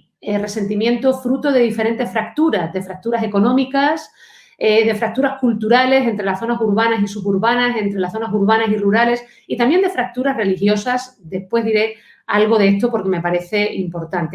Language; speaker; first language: Spanish; native; Spanish